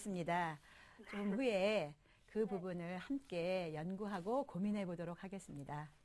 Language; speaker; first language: Korean; native; Korean